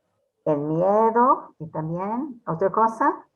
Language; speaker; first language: Spanish; non-native, fluent; English